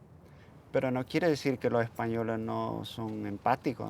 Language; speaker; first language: Spanish; non-native, fluent; Dutch